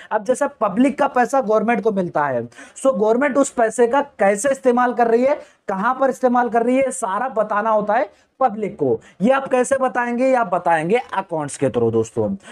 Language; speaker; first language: Hindi; native; Hindi